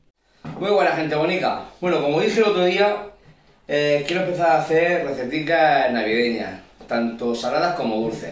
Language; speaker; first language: Spanish; native; Spanish